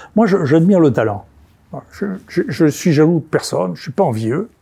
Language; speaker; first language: French; native; French